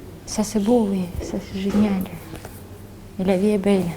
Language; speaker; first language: French; non-native, fluent; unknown